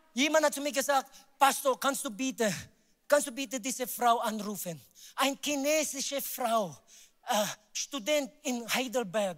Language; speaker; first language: German; non-native, learner; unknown